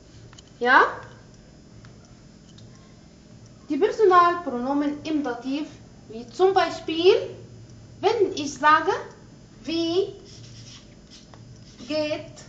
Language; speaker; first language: German; non-native, fluent; Arabic